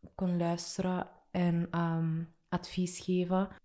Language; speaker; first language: Dutch; native; Dutch